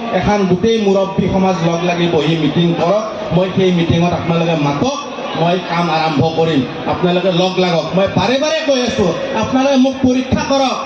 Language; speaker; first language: Assamese; non-native, local second language; Bangla